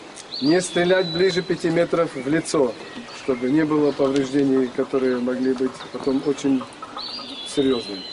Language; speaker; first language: Russian; native; Russian